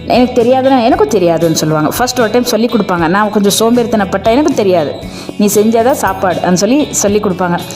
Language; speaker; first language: Tamil; non-native, local second language; Kannada